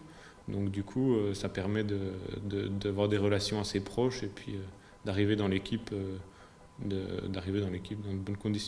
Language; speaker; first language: French; native; French